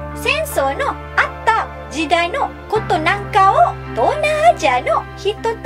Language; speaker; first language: Japanese; non-native, fluent; Malay